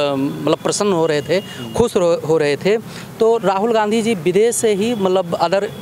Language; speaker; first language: Hindi; native; Hindi